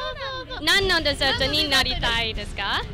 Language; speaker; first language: Japanese; non-native, learner; English